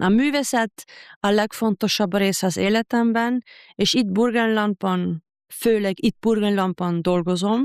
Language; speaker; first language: Hungarian; non-native, learner; German